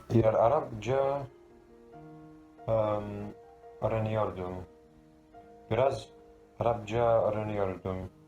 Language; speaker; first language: Turkish; non-native, learner; English